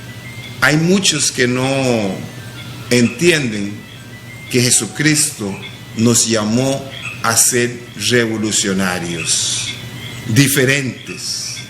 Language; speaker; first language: Spanish; non-native, local second language; English